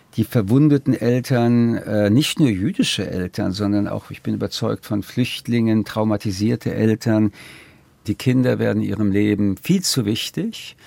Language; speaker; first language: German; early bilingual, other home language; French